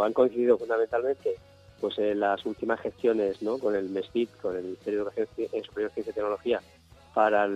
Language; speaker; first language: Spanish; native; Spanish